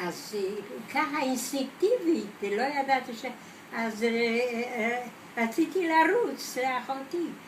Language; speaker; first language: Hebrew; non-native, fluent; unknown